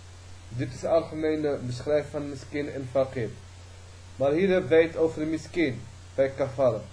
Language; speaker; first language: Dutch; early bilingual, other home language; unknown